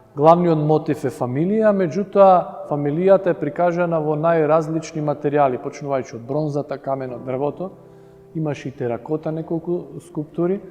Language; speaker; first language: Macedonian; early bilingual, heritage; Macedonian